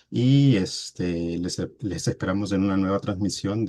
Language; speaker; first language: Spanish; native; Spanish